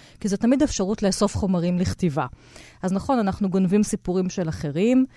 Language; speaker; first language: Hebrew; native; Hebrew